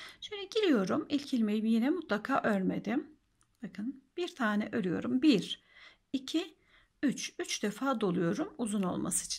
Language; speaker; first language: Turkish; native; Turkish